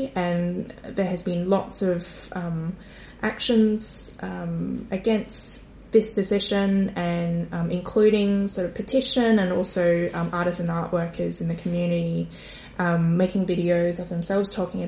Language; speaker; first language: English; non-native, local second language; Cantonese